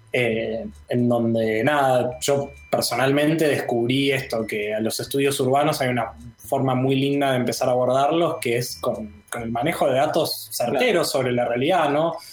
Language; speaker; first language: Spanish; native; Spanish